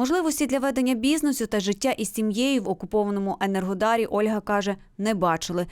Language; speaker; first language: Ukrainian; native; Ukrainian